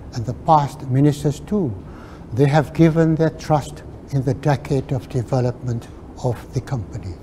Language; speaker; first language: English; non-native, local second language; Malay